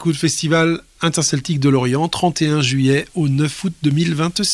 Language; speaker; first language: French; native; French